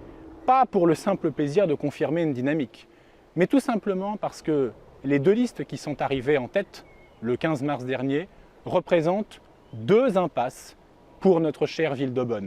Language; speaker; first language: French; native; French